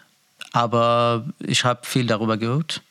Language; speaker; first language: German; non-native, learner; Persian